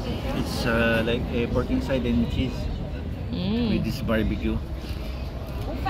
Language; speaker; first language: English; non-native, local second language; Filipino